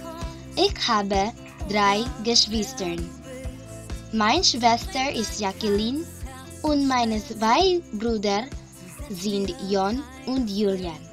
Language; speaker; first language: German; non-native, learner; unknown